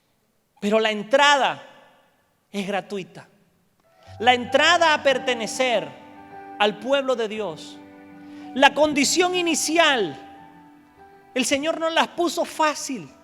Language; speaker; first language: Spanish; native; Spanish